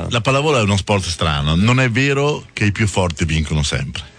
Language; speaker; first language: Italian; native; Italian